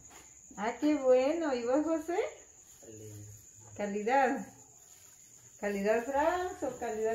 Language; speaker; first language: Spanish; native; Spanish